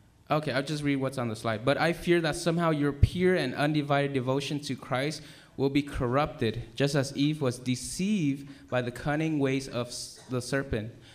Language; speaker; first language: English; early bilingual, other home language; Vietnamese